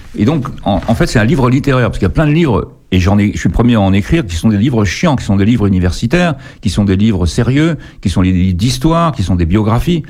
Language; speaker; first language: French; native; French